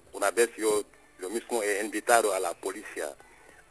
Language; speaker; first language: Spanish; non-native, fluent; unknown